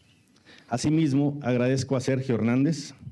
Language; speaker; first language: Spanish; native; Spanish